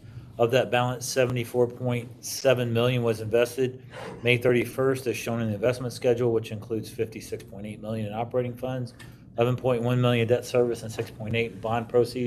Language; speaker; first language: English; native; English